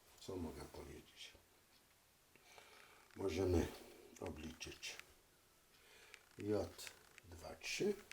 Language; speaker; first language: Polish; non-native, fluent; French